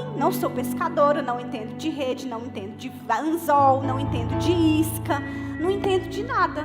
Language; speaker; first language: Portuguese; native; Portuguese